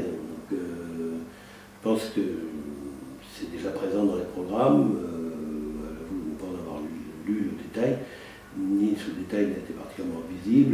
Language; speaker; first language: French; native; French